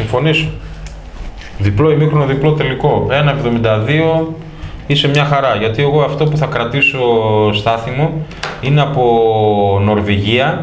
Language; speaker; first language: Greek; native; Greek